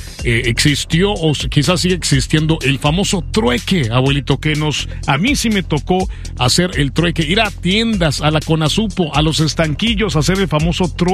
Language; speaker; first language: Spanish; native; Spanish